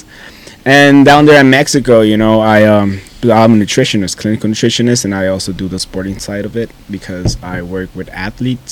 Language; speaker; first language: English; non-native, fluent; Spanish